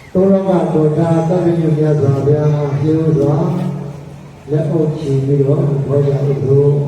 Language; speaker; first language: Burmese; native; Burmese